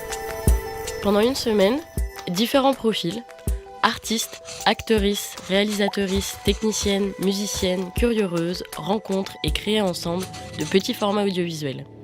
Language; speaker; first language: French; native; French